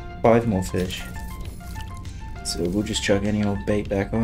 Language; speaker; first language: English; native; English